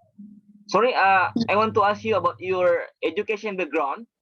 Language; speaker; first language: English; non-native, fluent; Indonesian